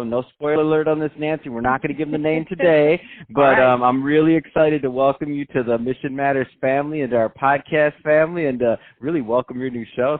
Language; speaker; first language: English; native; English